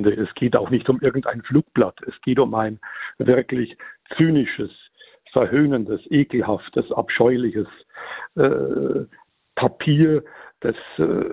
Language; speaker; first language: German; native; German